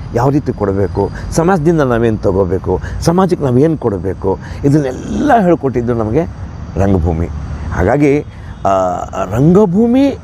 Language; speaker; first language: Kannada; non-native, local second language; Marathi